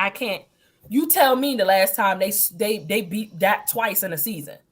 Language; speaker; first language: English; native; English